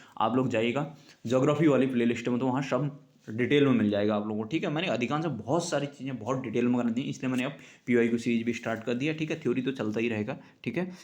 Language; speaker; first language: Hindi; native; Hindi